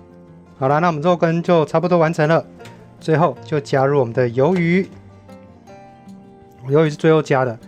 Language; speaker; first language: Chinese; native; Chinese